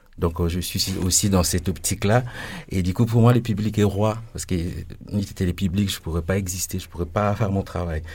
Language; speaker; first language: French; non-native, local second language; Lingala